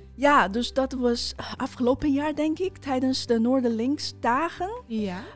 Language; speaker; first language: Dutch; non-native, fluent; Chinese